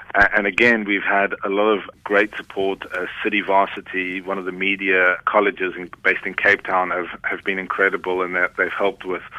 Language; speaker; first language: English; native; English